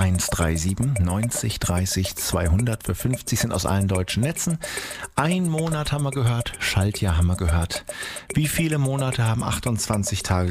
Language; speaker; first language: German; native; German